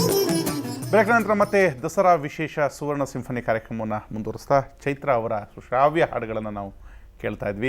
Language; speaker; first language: Kannada; native; Kannada